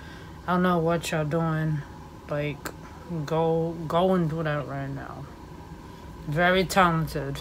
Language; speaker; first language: English; native; English